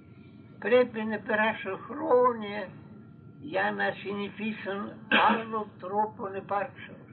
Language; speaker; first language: Greek; non-native, fluent; Russian